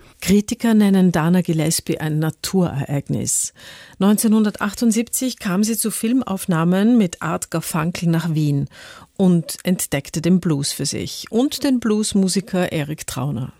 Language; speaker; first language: German; native; German